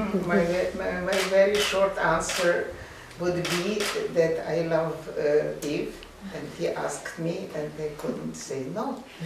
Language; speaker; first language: English; non-native, fluent; Lithuanian